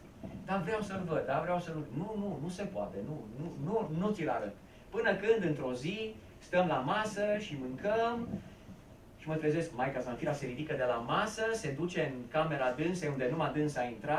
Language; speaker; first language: Romanian; native; Romanian